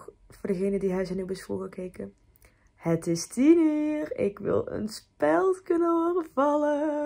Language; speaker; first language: Dutch; native; Dutch